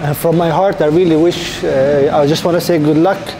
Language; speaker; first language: English; non-native, fluent; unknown